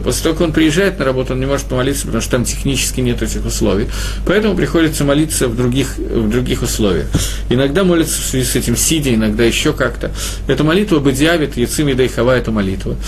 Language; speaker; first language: Russian; native; Russian